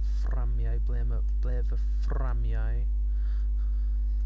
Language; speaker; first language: Welsh; non-native, learner; English